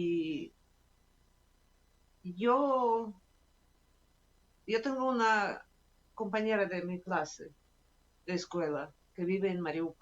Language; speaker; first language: Spanish; non-native, fluent; Russian